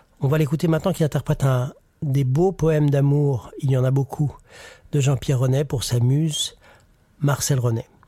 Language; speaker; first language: French; native; French